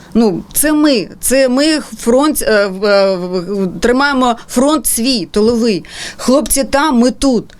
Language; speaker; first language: Ukrainian; non-native, local second language; Russian